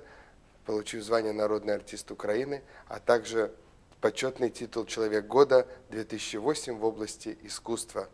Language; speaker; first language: Russian; native; Russian